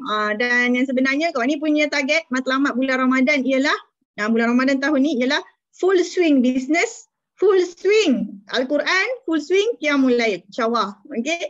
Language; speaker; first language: Malay; native; Malay